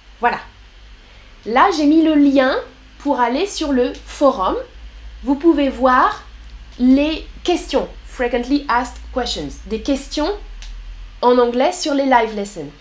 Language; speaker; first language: French; native; French